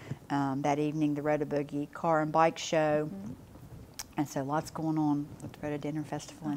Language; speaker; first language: English; native; English